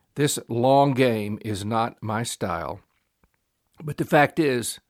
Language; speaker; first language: English; native; English